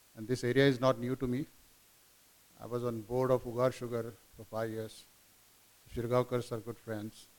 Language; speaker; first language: English; non-native, local second language; Marathi